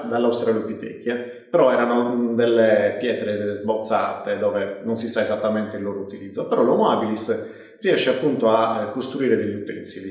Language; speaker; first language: Italian; native; Italian